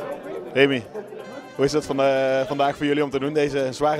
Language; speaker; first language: Dutch; native; Dutch